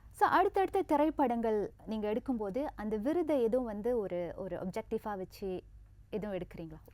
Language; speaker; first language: Tamil; native; Tamil